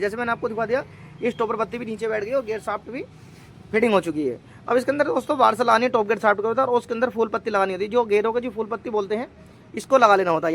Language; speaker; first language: Hindi; native; Hindi